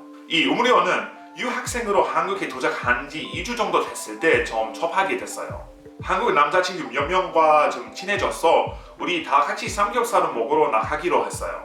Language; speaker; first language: Korean; non-native, fluent; English